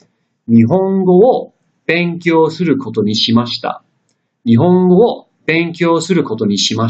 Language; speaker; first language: Japanese; non-native, fluent; English